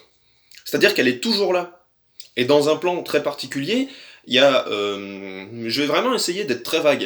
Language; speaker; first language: French; native; French